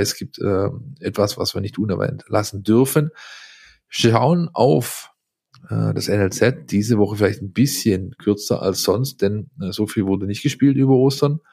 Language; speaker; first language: German; native; German